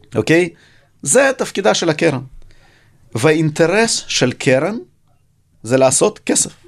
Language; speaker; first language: Hebrew; early bilingual, other home language; Russian